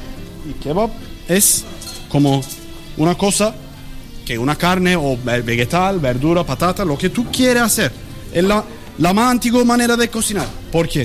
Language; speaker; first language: Spanish; non-native, learner; Turkish